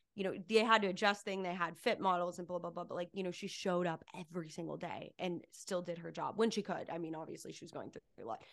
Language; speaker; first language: English; native; English